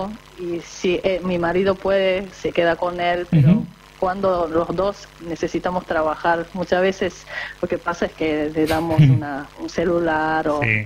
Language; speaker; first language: Spanish; non-native, fluent; Japanese